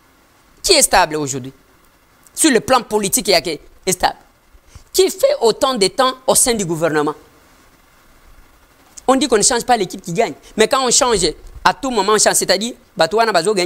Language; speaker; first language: French; non-native, local second language; Lingala